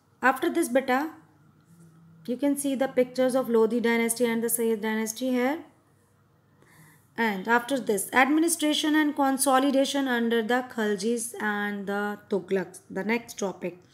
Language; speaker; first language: English; non-native, local second language; Hindi